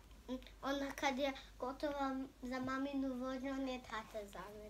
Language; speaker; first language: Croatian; early bilingual, heritage; Croatian